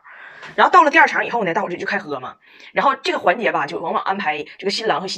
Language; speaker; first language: Chinese; native; Chinese